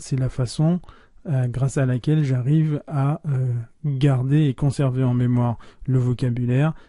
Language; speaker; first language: French; native; French